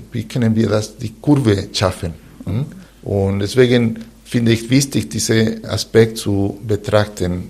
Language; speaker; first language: German; non-native, fluent; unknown